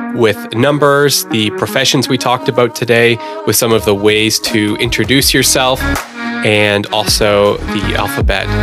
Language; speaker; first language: English; native; English